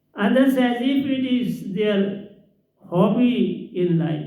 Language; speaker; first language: English; non-native, local second language; Hindi